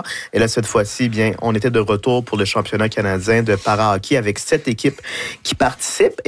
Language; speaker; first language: French; native; French